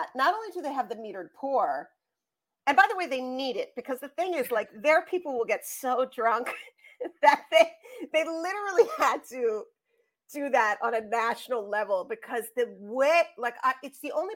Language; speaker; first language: English; native; English